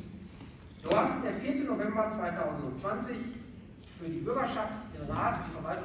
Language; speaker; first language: German; native; German